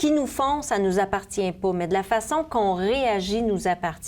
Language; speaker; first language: French; native; French